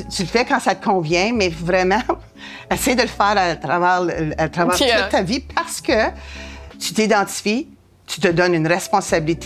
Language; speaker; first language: French; native; French